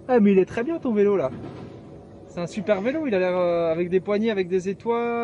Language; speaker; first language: French; native; French